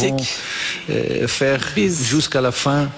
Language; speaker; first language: French; non-native, fluent; Portuguese